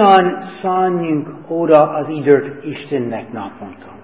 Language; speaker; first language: Hungarian; non-native, learner; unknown